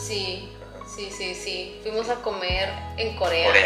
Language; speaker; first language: Spanish; native; Spanish